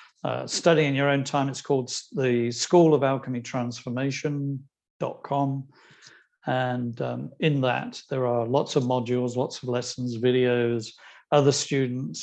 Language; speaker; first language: English; native; English